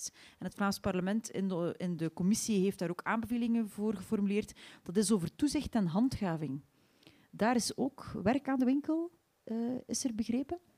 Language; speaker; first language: Dutch; native; Dutch